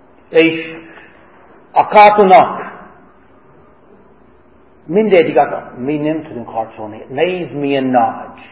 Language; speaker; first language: Hungarian; non-native, fluent; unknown